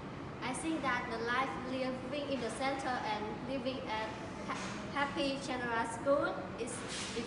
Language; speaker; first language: English; non-native, learner; Khmer